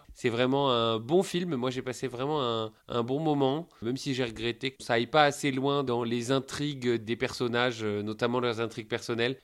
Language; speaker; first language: French; native; French